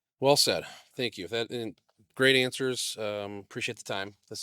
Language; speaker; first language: English; native; English